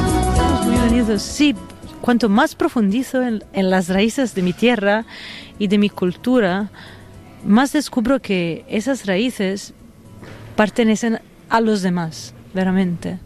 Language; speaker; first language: Spanish; non-native, fluent; Italian